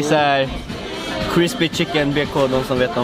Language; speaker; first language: Swedish; native; Swedish